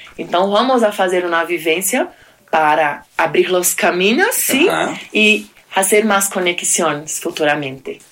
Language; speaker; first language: Spanish; non-native, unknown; Portuguese